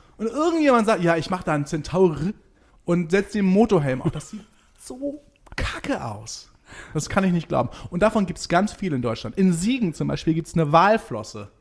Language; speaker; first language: German; native; German